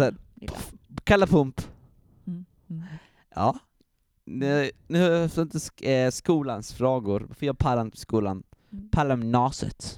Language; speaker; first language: Swedish; early bilingual, other home language; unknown